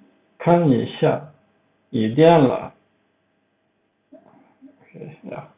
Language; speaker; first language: Chinese; non-native, learner; Swedish